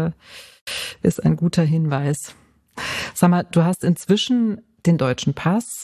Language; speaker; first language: German; native; German